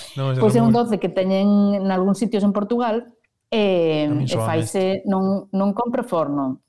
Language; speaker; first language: Galician; non-native, local second language; Spanish